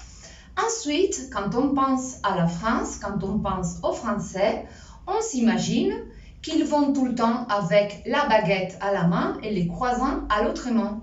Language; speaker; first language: French; non-native, fluent; Spanish